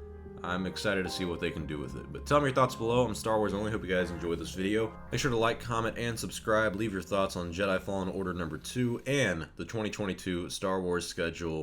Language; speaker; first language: English; native; English